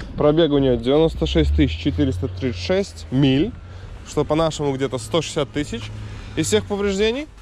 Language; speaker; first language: Russian; native; Russian